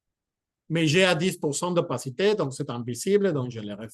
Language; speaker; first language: French; non-native, fluent; Spanish